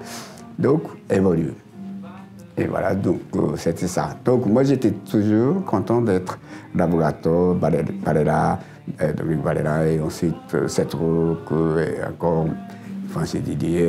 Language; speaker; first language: French; non-native, learner; Japanese